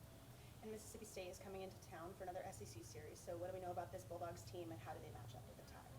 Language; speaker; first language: English; native; English